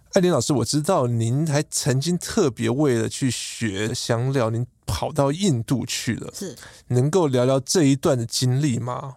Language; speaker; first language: Chinese; native; Chinese